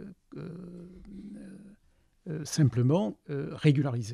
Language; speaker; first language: French; native; French